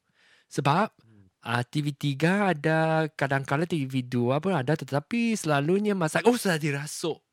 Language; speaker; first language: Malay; non-native, local second language; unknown